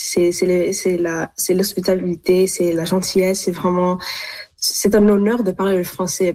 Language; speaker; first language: French; non-native, local second language; Arabic